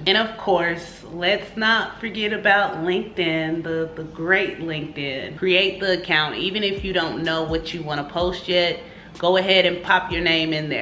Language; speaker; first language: English; native; English